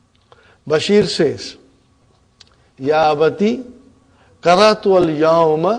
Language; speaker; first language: Arabic; non-native, fluent; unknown